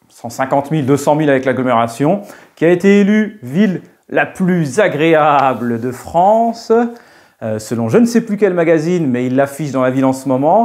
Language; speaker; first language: French; native; French